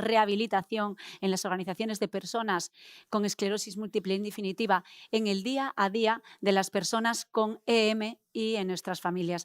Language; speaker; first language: Spanish; native; Spanish